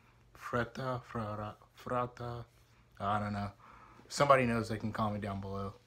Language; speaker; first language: English; native; English